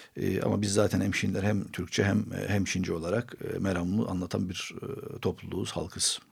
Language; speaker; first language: Turkish; non-native, local second language; Armenian